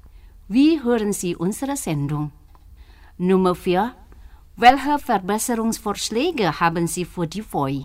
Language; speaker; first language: German; non-native, fluent; Indonesian